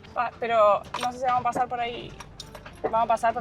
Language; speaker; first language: Spanish; native; Spanish